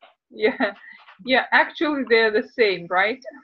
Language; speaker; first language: English; non-native, fluent; Russian